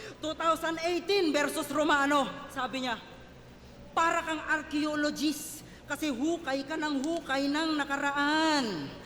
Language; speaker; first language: Filipino; native; Filipino